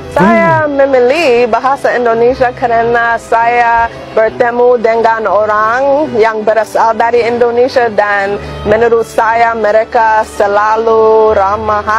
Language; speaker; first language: Indonesian; non-native, fluent; English